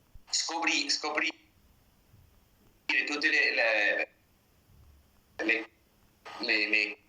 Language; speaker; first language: Italian; non-native, learner; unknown